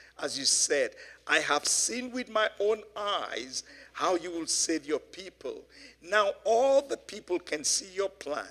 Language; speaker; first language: English; non-native, local second language; Yoruba